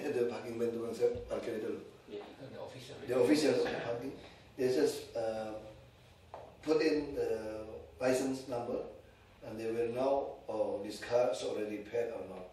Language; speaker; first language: English; non-native, learner; Indonesian